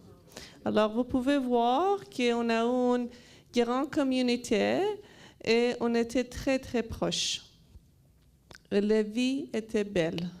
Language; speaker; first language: French; non-native, learner; Persian